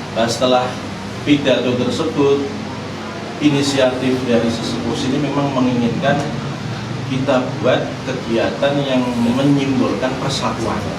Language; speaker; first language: Indonesian; non-native, local second language; Javanese